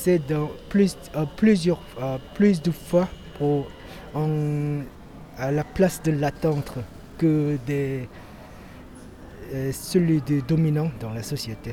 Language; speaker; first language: French; non-native, learner; Korean